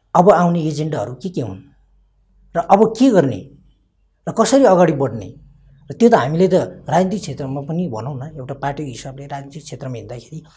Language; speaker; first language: Nepali; non-native, local second language; Eastern Tamang